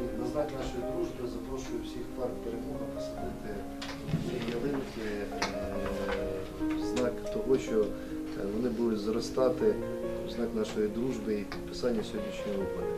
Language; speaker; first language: Ukrainian; native; Ukrainian